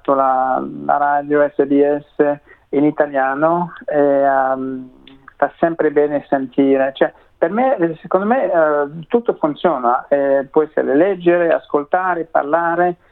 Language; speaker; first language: Italian; non-native, fluent; French